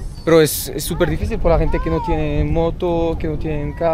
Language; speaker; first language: Spanish; non-native, learner; French